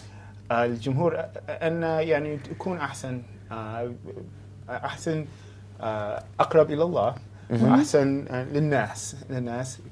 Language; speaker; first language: Arabic; non-native, learner; English